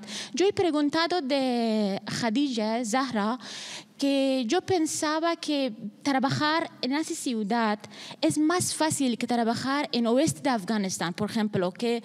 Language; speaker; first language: Spanish; non-native, learner; Persian